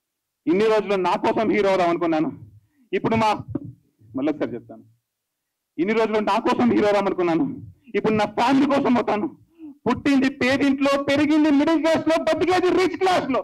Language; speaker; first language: Telugu; native; Telugu